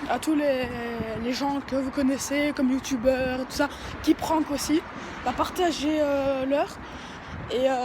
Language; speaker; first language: French; native; French